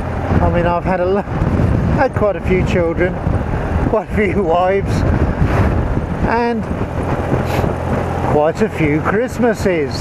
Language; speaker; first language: English; native; English